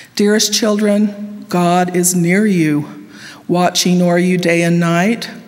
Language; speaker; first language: English; native; English